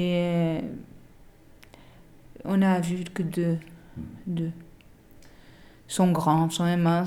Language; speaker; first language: French; non-native, learner; Portuguese